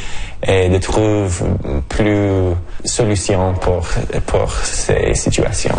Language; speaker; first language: French; non-native, local second language; English